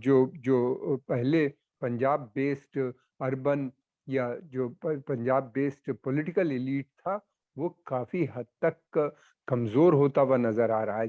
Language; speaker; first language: Hindi; native; Hindi